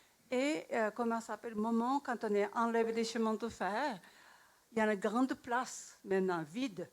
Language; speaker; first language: French; non-native, learner; Japanese